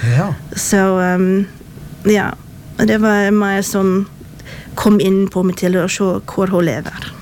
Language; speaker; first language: Norwegian; non-native, fluent; English